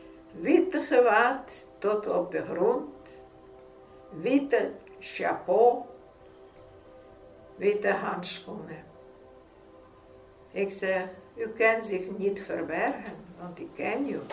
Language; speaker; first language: Dutch; non-native, fluent; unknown